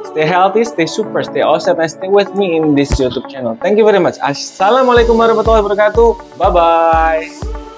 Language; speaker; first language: English; non-native, fluent; Indonesian